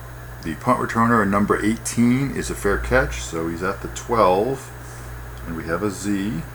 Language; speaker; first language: English; native; English